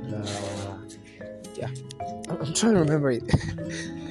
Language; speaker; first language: English; non-native, local second language; Yoruba